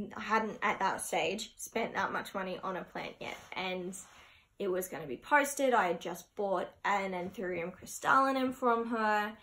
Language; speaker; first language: English; native; English